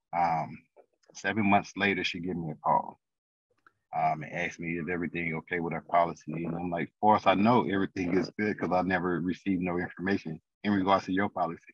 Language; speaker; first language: English; native; English